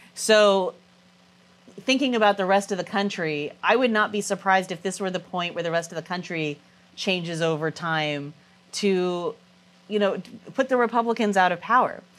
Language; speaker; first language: English; native; English